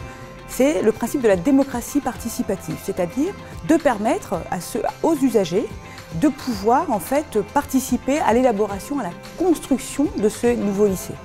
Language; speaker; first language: French; native; French